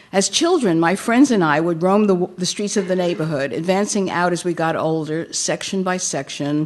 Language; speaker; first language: English; native; English